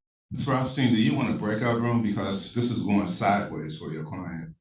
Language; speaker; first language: English; native; English